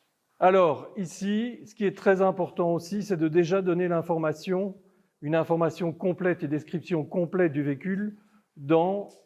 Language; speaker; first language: French; native; French